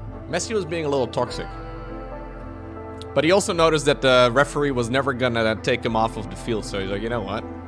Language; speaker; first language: English; non-native, fluent; Dutch